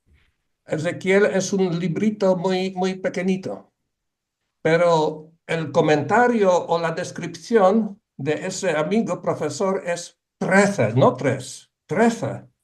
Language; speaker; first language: Spanish; non-native, fluent; Polish